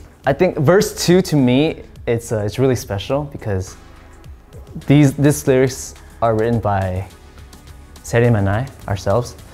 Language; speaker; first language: English; early bilingual, other home language; Korean